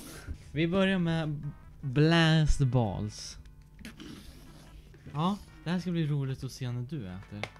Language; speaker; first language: Swedish; native; Swedish